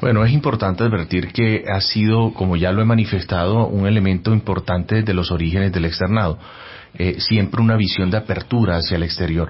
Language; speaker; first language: Spanish; native; Spanish